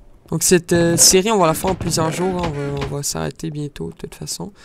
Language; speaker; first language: French; native; French